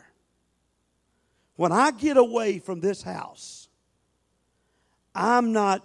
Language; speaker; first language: English; native; English